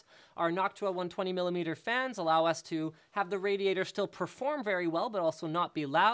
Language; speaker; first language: English; native; English